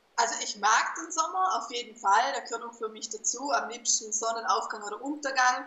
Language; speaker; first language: German; native; German